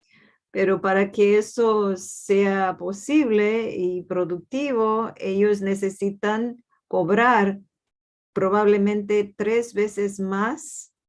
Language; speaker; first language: Spanish; non-native, fluent; Portuguese